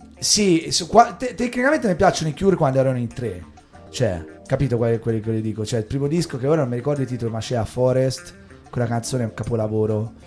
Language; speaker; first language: Italian; native; Italian